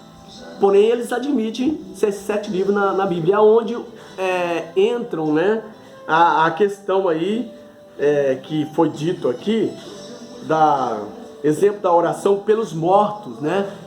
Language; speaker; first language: Portuguese; native; Portuguese